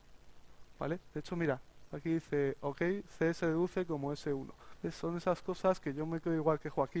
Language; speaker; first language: Spanish; native; Spanish